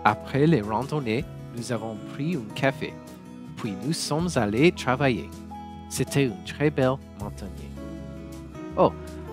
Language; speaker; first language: French; non-native, learner; English